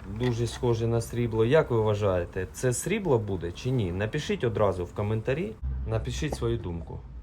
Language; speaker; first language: Ukrainian; non-native, local second language; Russian